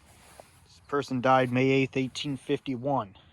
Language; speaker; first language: English; native; English